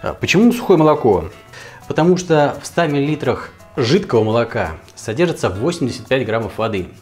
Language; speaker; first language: Russian; native; Russian